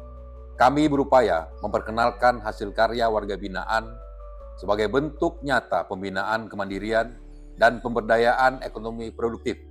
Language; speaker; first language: Indonesian; native; Indonesian